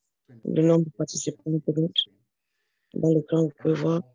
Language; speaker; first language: French; non-native, learner; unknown